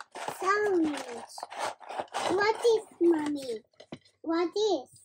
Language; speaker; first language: English; early bilingual, other home language; Romanian